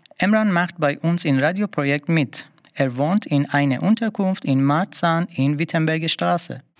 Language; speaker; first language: German; non-native, learner; Persian